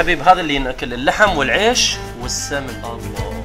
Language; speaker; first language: Arabic; native; Arabic